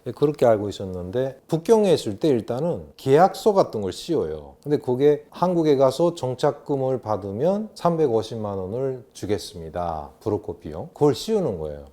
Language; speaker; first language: Korean; native; Korean